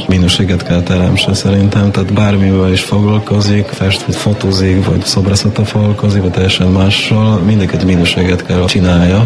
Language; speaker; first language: Hungarian; non-native, fluent; Polish